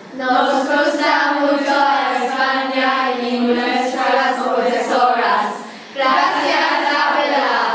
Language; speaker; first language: Spanish; non-native, learner; Cantonese